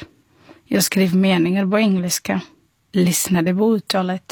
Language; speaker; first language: Swedish; non-native, fluent; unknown